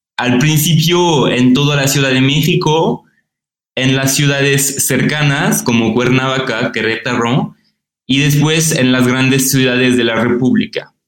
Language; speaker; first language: Spanish; non-native, fluent; French